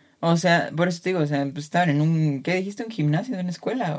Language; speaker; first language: Spanish; native; Spanish